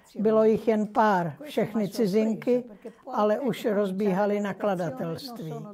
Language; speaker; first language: Czech; non-native, fluent; Italian